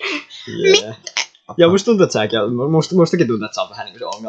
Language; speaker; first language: Finnish; native; Finnish